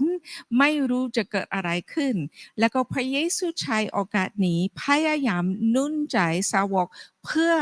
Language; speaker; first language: Thai; non-native, fluent; English